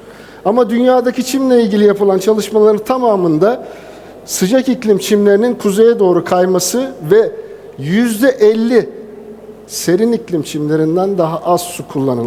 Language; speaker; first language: Turkish; native; Turkish